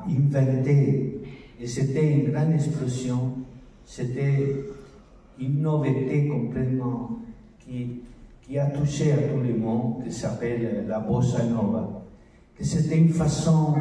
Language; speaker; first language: French; non-native, learner; Spanish